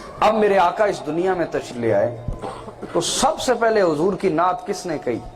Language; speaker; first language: Urdu; non-native, local second language; Punjabi